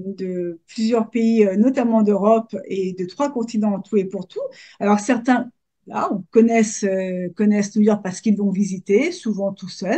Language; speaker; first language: French; native; French